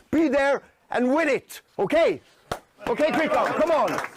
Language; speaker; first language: English; non-native, fluent; Norwegian